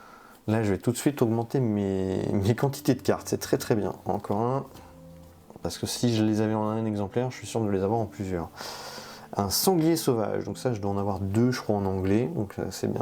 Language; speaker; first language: French; native; French